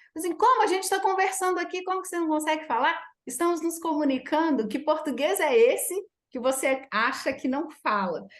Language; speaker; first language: Portuguese; native; Portuguese